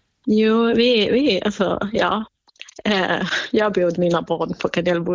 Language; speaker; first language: Swedish; non-native, fluent; Central Kurdish